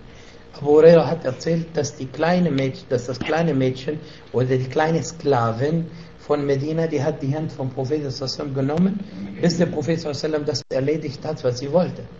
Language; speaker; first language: German; non-native, fluent; Arabic